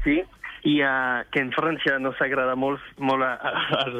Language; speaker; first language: Catalan; non-native, fluent; French